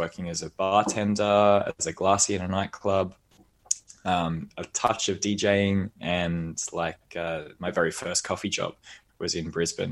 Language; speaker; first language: English; native; English